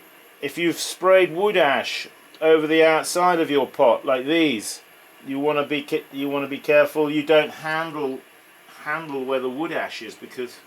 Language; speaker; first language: English; native; English